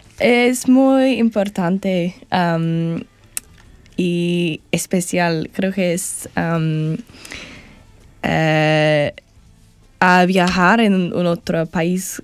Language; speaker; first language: Spanish; non-native, learner; English